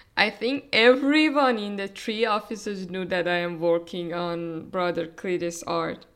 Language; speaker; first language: English; non-native, fluent; Persian